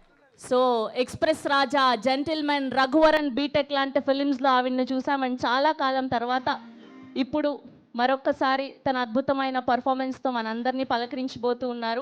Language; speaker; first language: Telugu; native; Telugu